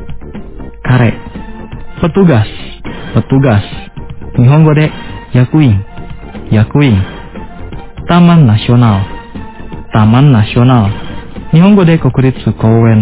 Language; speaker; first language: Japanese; non-native, fluent; Indonesian